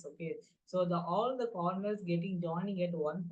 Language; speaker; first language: English; non-native, local second language; Tamil